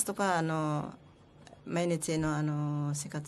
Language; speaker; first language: Japanese; non-native, learner; Filipino